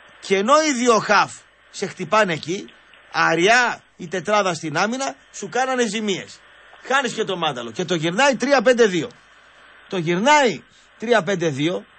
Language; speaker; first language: Greek; native; Greek